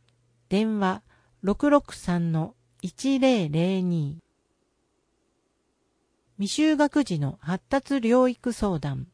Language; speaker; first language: Japanese; native; Japanese